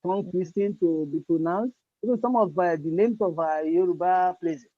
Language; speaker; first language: English; non-native, local second language; Yoruba